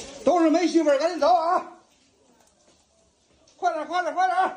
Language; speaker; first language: Chinese; native; Chinese